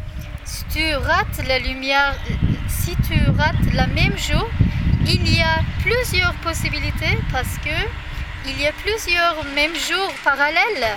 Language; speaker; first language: French; non-native, learner; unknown